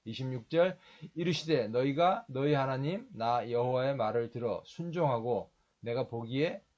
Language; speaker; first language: Korean; native; Korean